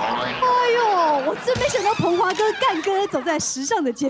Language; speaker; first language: Chinese; native; Chinese